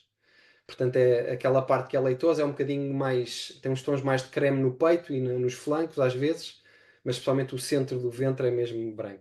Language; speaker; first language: Portuguese; native; Portuguese